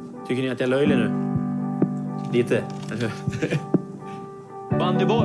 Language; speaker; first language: Swedish; native; Swedish